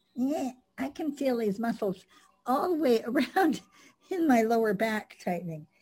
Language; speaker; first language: English; native; English